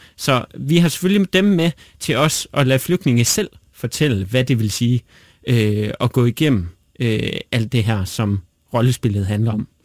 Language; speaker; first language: Danish; native; Danish